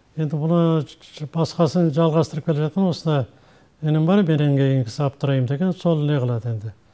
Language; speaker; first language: Kazakh; early bilingual, heritage; Kazakh